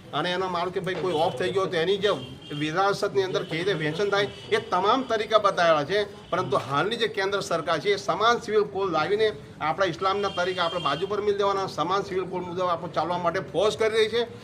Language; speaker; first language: Gujarati; native; Gujarati